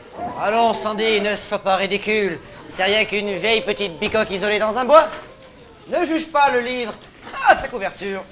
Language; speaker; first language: French; native; French